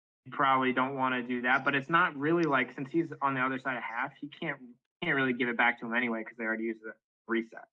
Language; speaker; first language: English; native; English